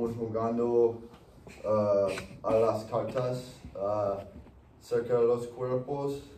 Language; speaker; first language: Spanish; non-native, learner; English